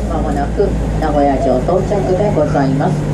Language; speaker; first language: Japanese; native; Japanese